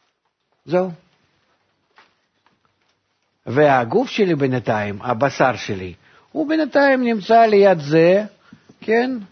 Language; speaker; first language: Hebrew; non-native, fluent; Russian